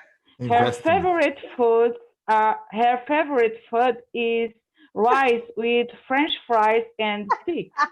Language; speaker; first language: English; non-native, learner; Portuguese